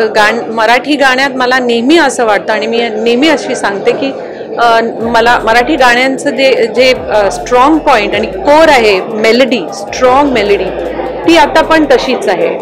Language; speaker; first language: Marathi; non-native, local second language; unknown